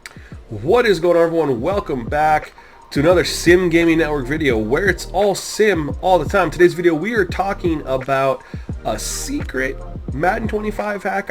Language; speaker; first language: English; native; English